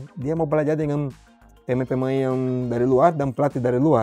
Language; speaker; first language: Indonesian; non-native, fluent; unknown